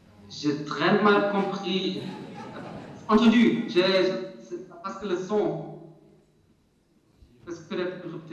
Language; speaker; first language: French; non-native, fluent; German